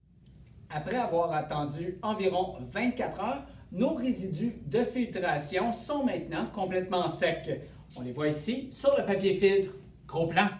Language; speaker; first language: French; native; French